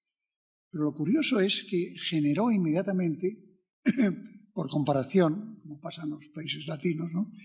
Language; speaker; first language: Spanish; native; Spanish